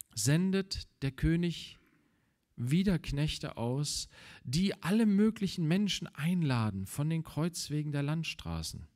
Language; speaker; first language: German; native; German